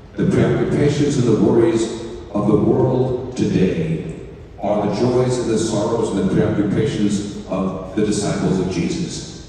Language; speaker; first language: English; early bilingual, other home language; Spanish